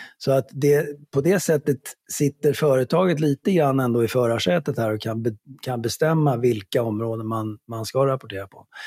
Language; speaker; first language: Swedish; native; Swedish